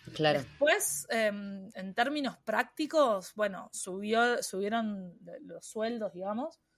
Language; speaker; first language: Spanish; native; Spanish